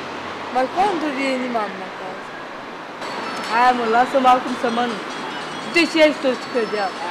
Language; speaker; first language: Italian; non-native, learner; Romanian